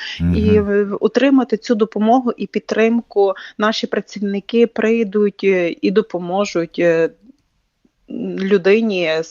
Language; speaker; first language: Ukrainian; native; Ukrainian